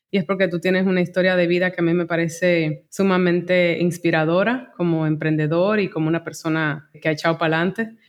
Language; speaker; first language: Spanish; native; Spanish